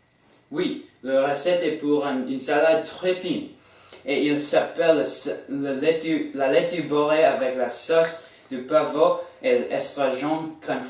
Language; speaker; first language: French; non-native, learner; English